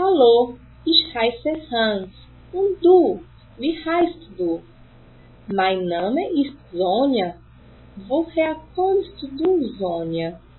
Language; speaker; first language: German; non-native, fluent; Portuguese